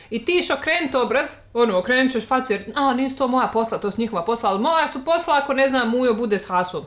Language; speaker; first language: Bosnian; native; Bosnian